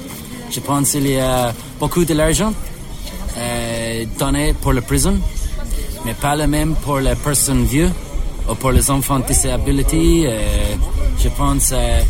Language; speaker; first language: French; non-native, learner; English